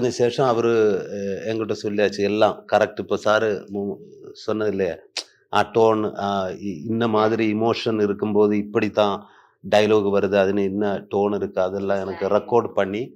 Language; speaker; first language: Tamil; non-native, learner; Malayalam